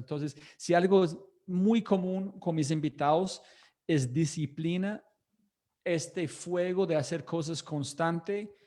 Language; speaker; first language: Spanish; non-native, fluent; English